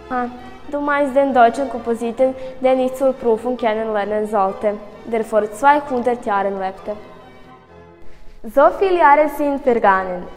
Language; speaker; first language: German; non-native, learner; Serbian